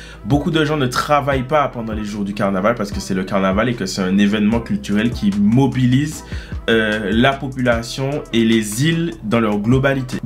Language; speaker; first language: French; native; French